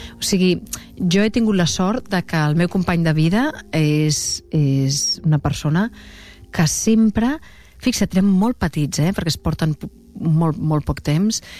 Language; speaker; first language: Catalan; non-native, local second language; Spanish